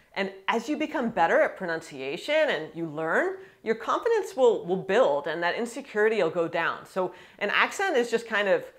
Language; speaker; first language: English; native; English